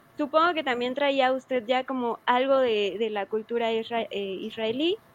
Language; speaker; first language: Spanish; native; Spanish